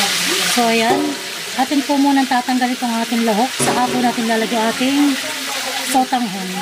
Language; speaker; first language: Filipino; native; Filipino